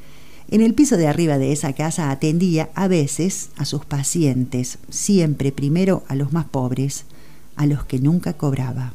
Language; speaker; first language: Spanish; native; Spanish